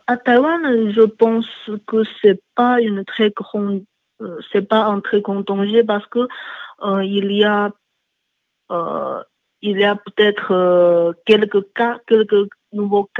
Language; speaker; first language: French; non-native, learner; Chinese